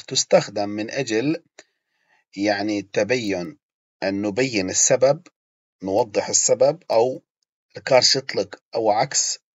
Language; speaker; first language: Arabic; non-native, fluent; Turkish